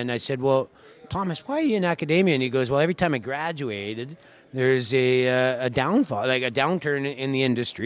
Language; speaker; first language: English; native; English